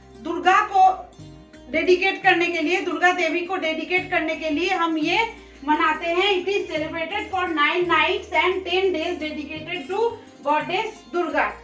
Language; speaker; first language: Hindi; non-native, local second language; Bangla